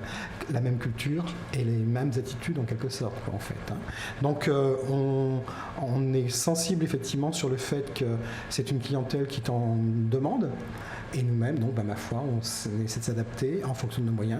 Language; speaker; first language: French; native; French